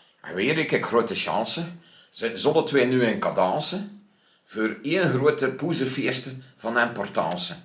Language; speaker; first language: Dutch; native; Dutch